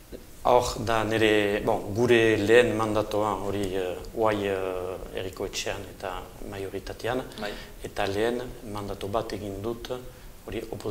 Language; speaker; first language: Basque; native; Basque